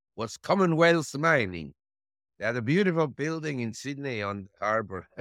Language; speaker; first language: English; non-native, fluent; German